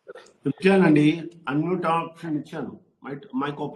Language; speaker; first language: Telugu; non-native, learner; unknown